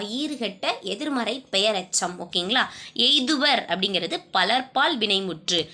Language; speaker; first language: Tamil; native; Tamil